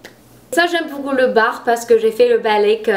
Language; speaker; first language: French; non-native, fluent; English